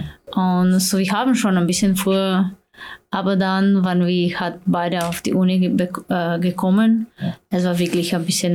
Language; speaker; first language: German; non-native, learner; Slovenian